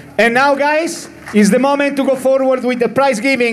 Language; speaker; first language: English; non-native, learner; Italian